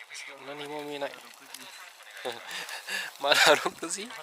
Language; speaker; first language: Japanese; non-native, learner; Vietnamese